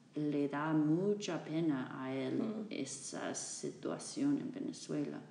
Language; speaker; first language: Spanish; non-native, fluent; English